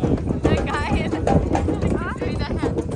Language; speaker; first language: English; non-native, learner; Turkmen